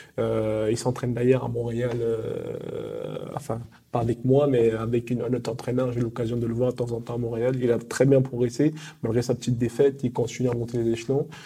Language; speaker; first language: French; early bilingual, other home language; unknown